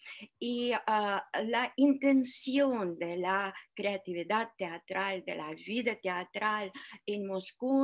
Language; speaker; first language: Spanish; non-native, fluent; Russian